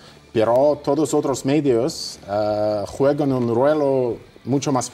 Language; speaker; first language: Spanish; non-native, fluent; Russian